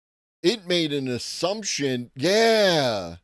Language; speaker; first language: English; native; English